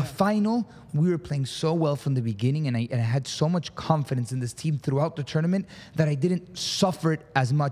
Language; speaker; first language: English; early bilingual, other home language; Spanish